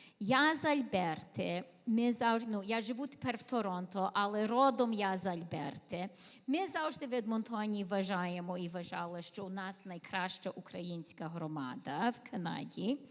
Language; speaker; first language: Ukrainian; early bilingual, heritage; Ukrainian